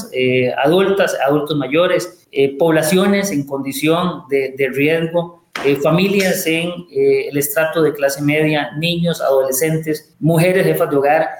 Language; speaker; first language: Spanish; native; Spanish